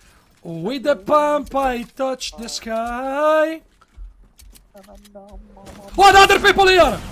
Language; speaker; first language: English; non-native, learner; Italian